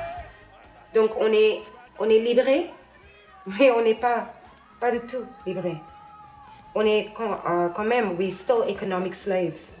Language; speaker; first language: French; non-native, learner; English